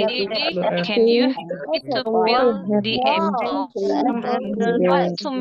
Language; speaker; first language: English; non-native, learner; Indonesian